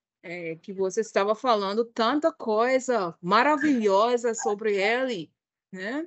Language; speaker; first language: Portuguese; non-native, fluent; English